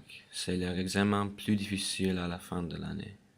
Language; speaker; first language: French; non-native, learner; English